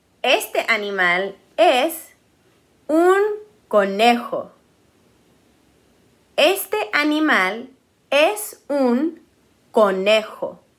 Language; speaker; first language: Spanish; early bilingual, heritage; Spanish